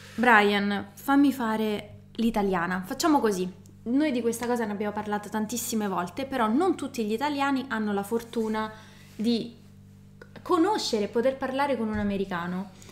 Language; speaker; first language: Italian; native; Italian